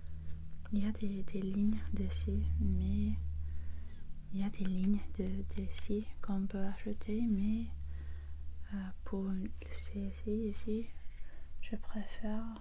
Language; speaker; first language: French; non-native, learner; English